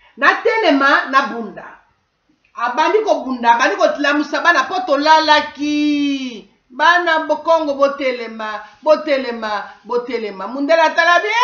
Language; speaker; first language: Lingala; non-native, local second language; Kongo